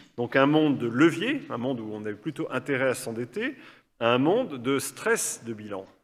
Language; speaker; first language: French; native; French